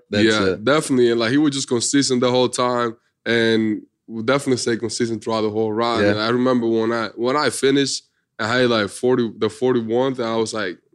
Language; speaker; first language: English; early bilingual, other home language; Spanish